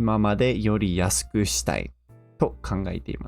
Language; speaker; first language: Japanese; non-native, fluent; English